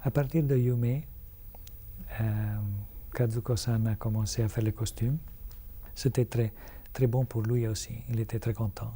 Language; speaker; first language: French; non-native, fluent; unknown